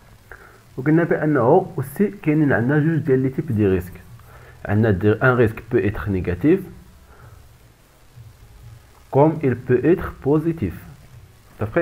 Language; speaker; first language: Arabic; native; Arabic